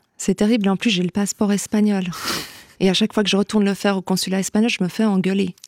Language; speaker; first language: French; native; French